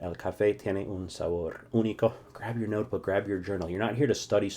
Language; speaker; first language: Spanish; non-native, fluent; English